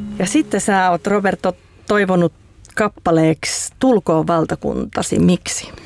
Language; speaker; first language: Finnish; native; Finnish